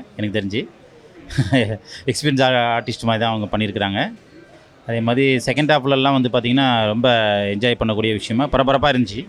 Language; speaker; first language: Tamil; native; Tamil